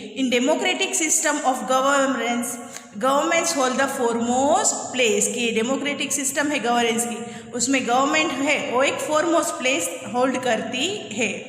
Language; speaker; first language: Hindi; native; Hindi